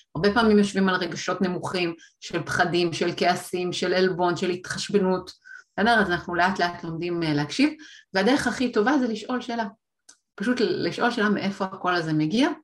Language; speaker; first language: Hebrew; native; Hebrew